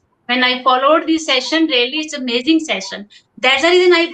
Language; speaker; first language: English; non-native, local second language; Hindi